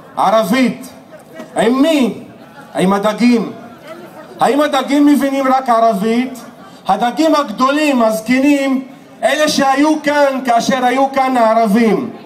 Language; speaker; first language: Hebrew; non-native, local second language; Arabic